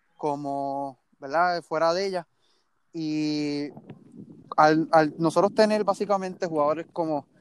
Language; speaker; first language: Spanish; native; Spanish